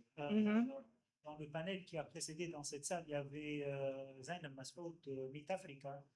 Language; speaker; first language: French; non-native, local second language; Arabic